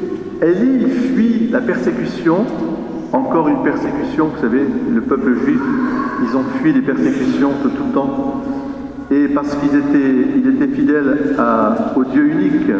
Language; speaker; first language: French; native; French